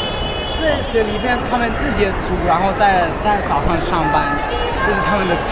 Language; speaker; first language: Chinese; non-native, learner; Bangla